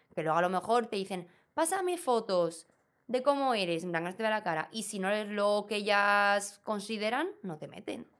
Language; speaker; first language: Spanish; native; Spanish